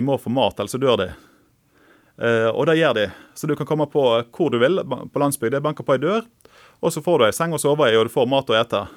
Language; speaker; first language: Norwegian; native; Norwegian